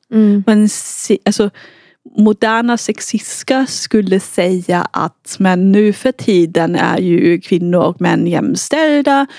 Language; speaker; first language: Swedish; non-native, fluent; German